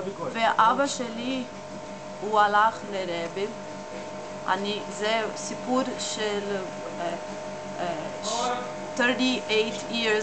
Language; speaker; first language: Hebrew; non-native, learner; English